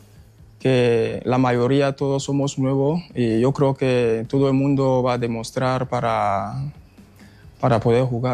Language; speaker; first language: Spanish; non-native, fluent; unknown